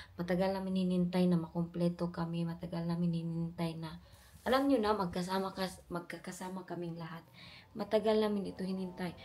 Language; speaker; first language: Filipino; non-native, local second language; Cebuano